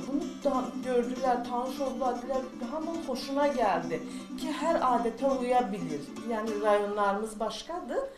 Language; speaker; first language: Azerbaijani; non-native, local second language; Georgian